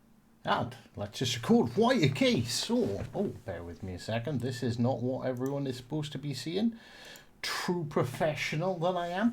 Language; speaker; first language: English; native; English